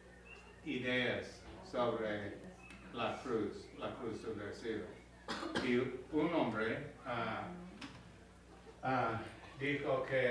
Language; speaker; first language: Spanish; non-native, learner; English